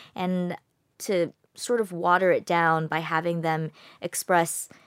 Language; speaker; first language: English; native; English